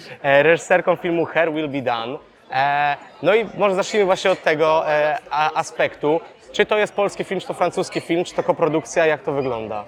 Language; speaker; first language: Polish; native; Polish